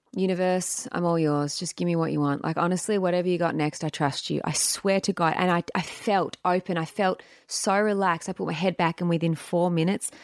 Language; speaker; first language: English; native; English